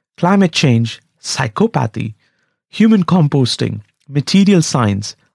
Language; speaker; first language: English; non-native, local second language; Tamil